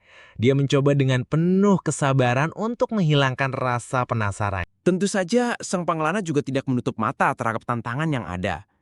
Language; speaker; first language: Indonesian; native; Indonesian